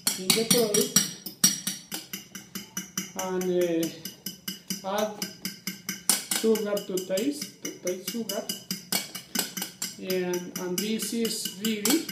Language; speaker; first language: English; non-native, learner; Spanish